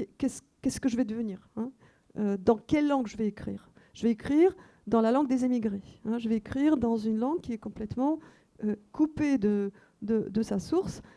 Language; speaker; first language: French; non-native, fluent; Russian